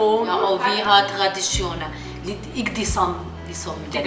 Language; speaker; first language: Danish; non-native, learner; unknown